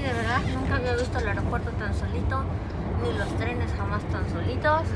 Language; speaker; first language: Spanish; native; Spanish